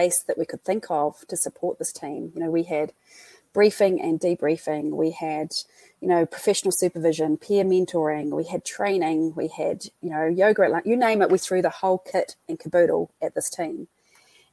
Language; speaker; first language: English; native; English